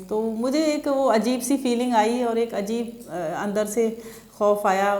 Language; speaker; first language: Urdu; non-native, local second language; Sindhi